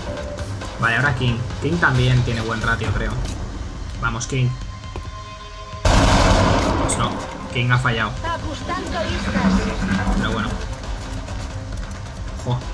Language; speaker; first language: Spanish; native; Spanish